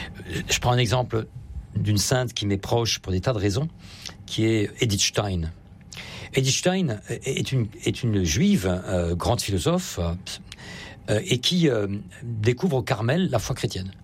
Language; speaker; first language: French; native; French